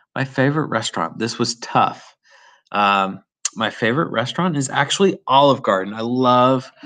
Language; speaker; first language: English; native; English